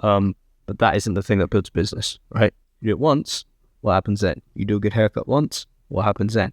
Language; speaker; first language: English; native; English